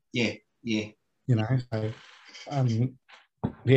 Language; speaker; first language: English; native; English